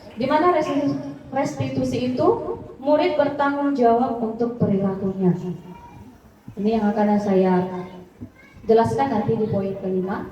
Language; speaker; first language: Indonesian; native; Indonesian